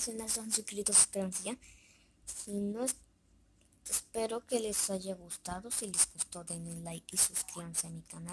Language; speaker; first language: Spanish; native; Spanish